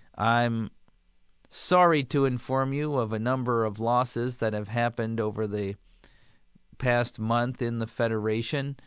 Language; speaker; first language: English; native; English